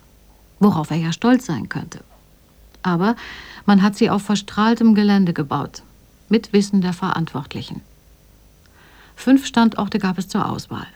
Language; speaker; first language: German; native; German